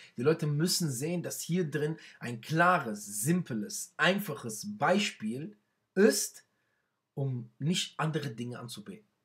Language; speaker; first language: German; non-native, fluent; Arabic